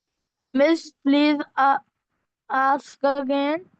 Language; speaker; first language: English; non-native, learner; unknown